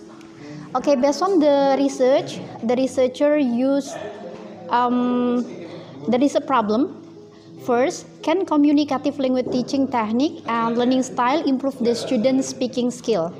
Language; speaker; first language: English; non-native, fluent; Indonesian